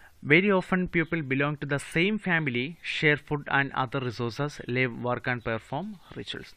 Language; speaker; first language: English; non-native, local second language; Malayalam